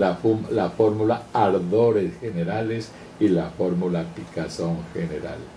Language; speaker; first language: Spanish; native; Spanish